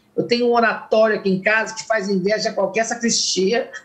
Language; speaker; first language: Portuguese; native; Portuguese